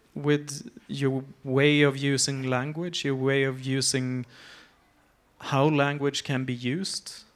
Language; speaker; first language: English; non-native, fluent; Swedish